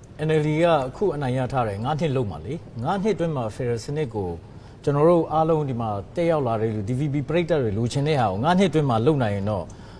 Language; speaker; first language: Burmese; non-native, local second language; Hakha Chin